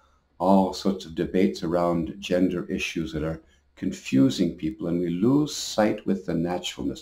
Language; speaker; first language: English; native; English